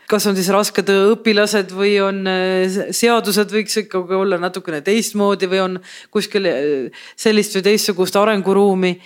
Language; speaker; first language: Estonian; native; Estonian